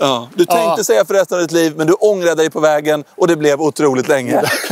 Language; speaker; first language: Swedish; native; Swedish